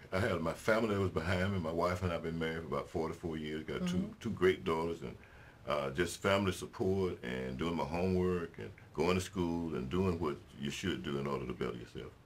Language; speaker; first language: English; native; English